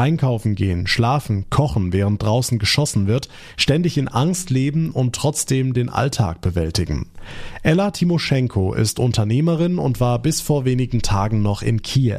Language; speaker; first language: German; native; German